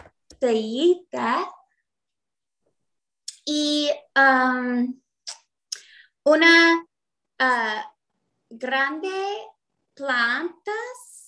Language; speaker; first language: Spanish; non-native, learner; English